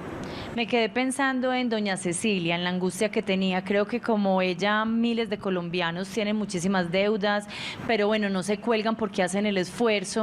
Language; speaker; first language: Spanish; native; Spanish